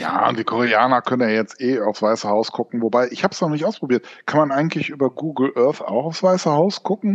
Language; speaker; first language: German; native; German